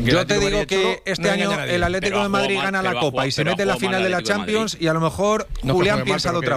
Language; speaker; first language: Spanish; native; Spanish